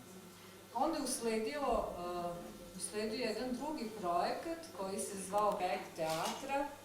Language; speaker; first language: Bosnian; native; Bosnian